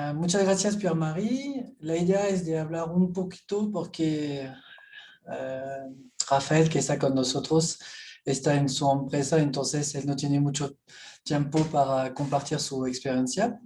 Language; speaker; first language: Spanish; non-native, fluent; French